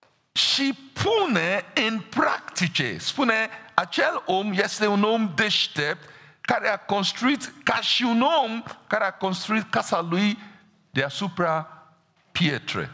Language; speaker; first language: Romanian; non-native, fluent; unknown